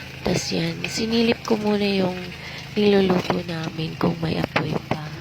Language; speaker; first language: Filipino; non-native, local second language; Waray